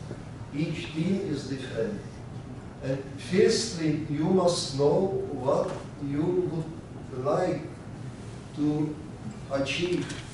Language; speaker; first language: English; non-native, learner; Czech